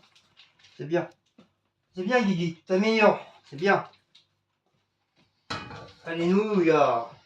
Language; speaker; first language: French; native; French